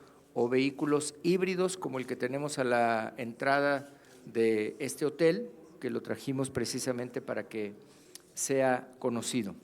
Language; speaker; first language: Spanish; native; Spanish